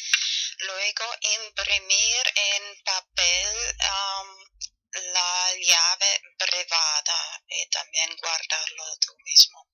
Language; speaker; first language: Spanish; non-native, fluent; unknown